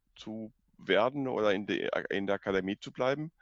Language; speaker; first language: German; non-native, fluent; Spanish